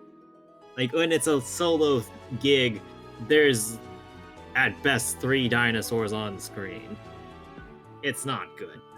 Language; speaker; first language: English; native; English